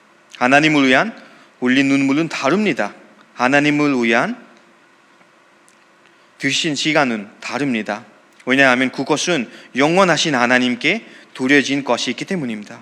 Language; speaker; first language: Korean; non-native, fluent; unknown